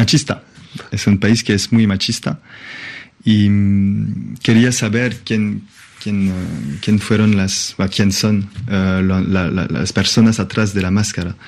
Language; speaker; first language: Spanish; non-native, fluent; French